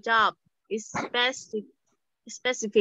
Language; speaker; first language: English; non-native, fluent; Vietnamese